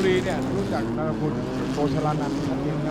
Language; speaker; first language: Thai; native; Thai